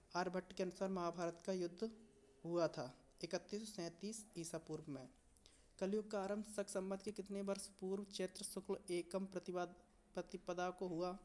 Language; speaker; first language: Hindi; native; Hindi